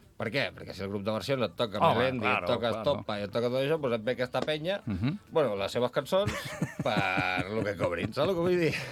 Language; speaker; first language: Catalan; non-native, local second language; Spanish